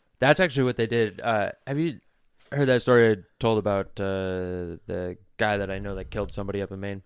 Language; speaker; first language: English; native; English